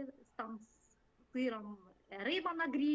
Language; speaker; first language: Russian; native; Russian